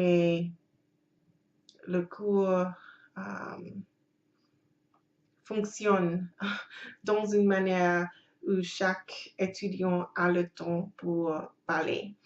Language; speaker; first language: French; non-native, learner; English